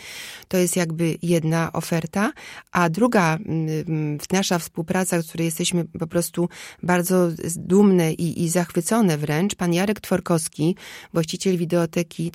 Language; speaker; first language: Polish; native; Polish